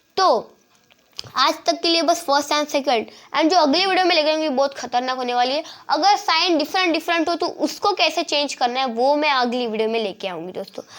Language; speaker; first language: Hindi; non-native, local second language; Marathi